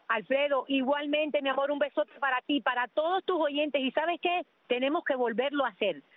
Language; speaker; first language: Spanish; native; Spanish